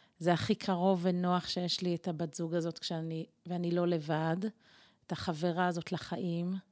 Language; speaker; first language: Hebrew; native; Hebrew